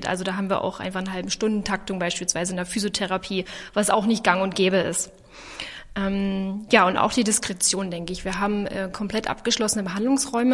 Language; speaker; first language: German; native; German